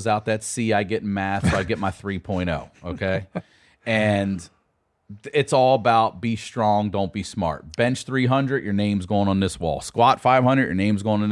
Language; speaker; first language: English; native; English